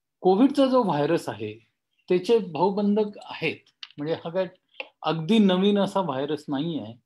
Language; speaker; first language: Marathi; non-native, local second language; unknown